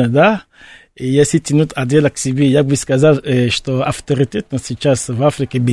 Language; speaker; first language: Russian; non-native, fluent; Fon